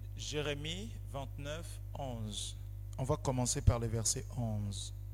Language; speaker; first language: French; non-native, fluent; Portuguese